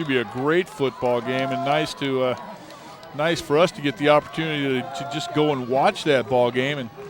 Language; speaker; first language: English; native; English